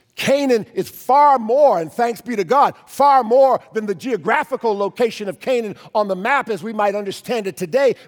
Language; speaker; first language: English; native; English